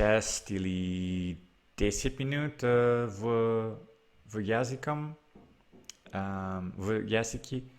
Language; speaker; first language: Russian; non-native, learner; English